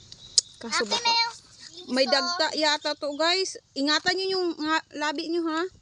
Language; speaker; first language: Filipino; non-native, local second language; Cebuano